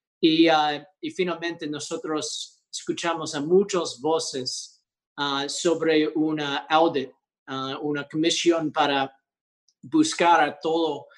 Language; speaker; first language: Spanish; early bilingual, heritage; English